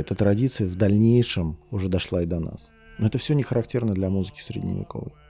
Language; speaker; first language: Russian; native; Russian